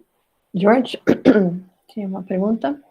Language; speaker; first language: Portuguese; non-native, fluent; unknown